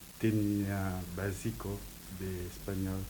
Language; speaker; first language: Spanish; non-native, learner; Haitian Creole